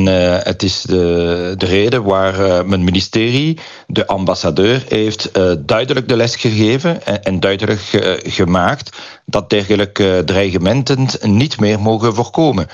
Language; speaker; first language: Dutch; non-native, local second language; French